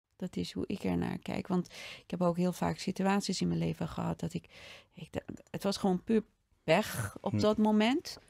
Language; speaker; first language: Dutch; non-native, fluent; Persian